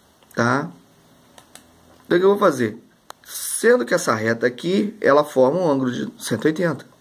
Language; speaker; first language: Portuguese; native; Portuguese